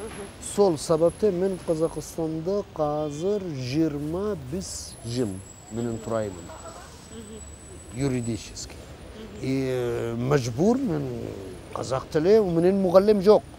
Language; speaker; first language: Kazakh; non-native, learner; Russian